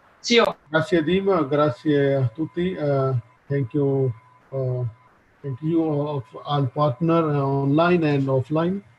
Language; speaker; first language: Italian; non-native, learner; Hindi